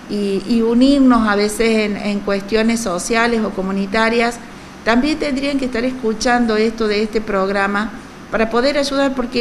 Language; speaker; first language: Spanish; native; Spanish